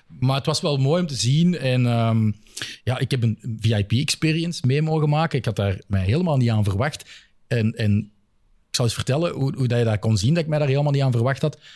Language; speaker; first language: Dutch; native; Dutch